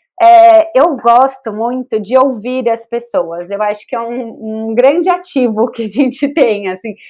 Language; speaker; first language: Portuguese; native; Portuguese